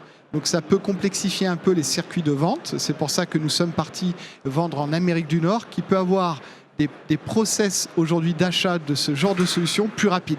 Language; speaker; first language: French; native; French